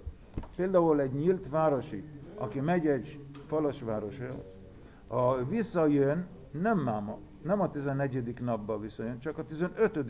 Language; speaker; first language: Hungarian; early bilingual, heritage; Hungarian